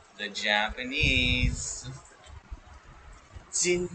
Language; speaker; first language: English; non-native, local second language; Filipino